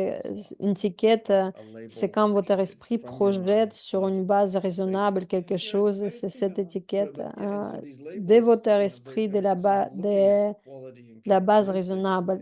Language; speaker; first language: French; non-native, fluent; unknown